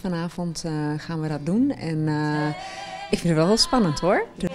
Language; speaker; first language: Dutch; non-native, fluent; English